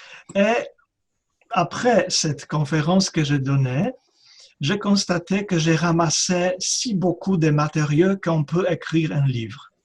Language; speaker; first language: French; non-native, fluent; Polish